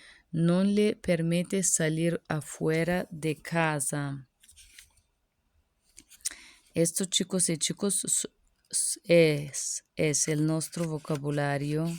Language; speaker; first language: Spanish; non-native, learner; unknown